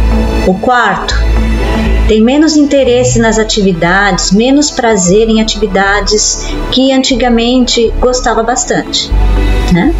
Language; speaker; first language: Portuguese; native; Portuguese